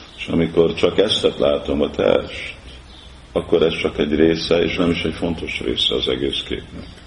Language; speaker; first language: Hungarian; early bilingual, heritage; Hungarian